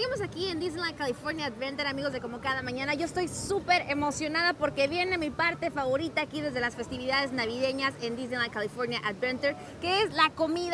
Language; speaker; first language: Spanish; native; Spanish